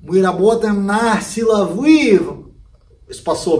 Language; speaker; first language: Russian; non-native, learner; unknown